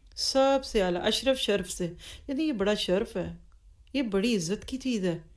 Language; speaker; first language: Urdu; native; Urdu